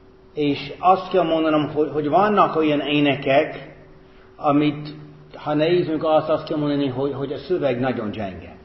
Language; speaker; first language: Hungarian; non-native, fluent; English